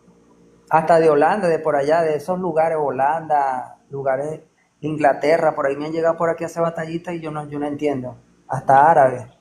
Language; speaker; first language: Spanish; native; Spanish